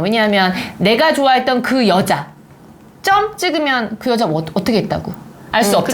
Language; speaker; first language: Korean; native; Korean